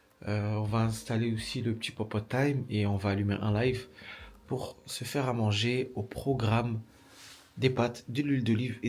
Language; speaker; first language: French; native; French